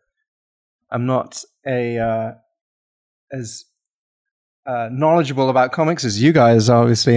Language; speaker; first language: English; native; English